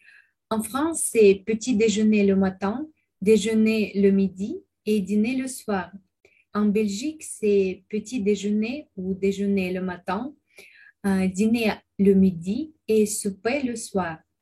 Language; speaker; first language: French; non-native, fluent; Russian